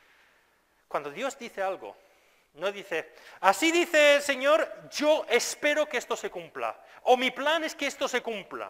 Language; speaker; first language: Spanish; non-native, fluent; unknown